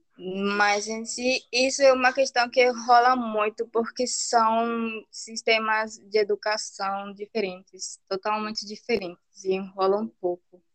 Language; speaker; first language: Portuguese; non-native, fluent; Spanish